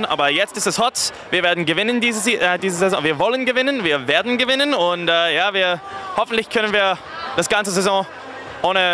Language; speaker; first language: German; non-native, fluent; English